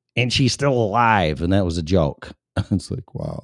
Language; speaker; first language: English; native; English